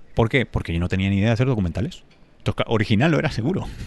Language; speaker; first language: Spanish; native; Spanish